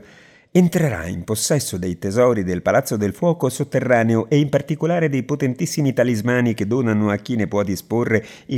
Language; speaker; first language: Italian; native; Italian